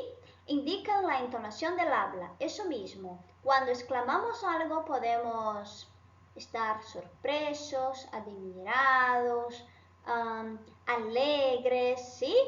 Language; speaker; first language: Spanish; non-native, fluent; Portuguese